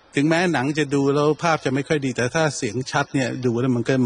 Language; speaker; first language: Thai; native; Thai